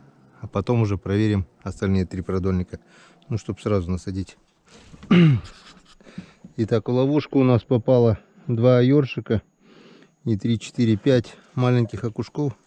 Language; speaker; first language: Russian; native; Russian